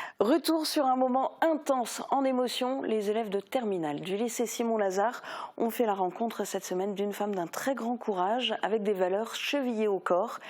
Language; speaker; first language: French; native; French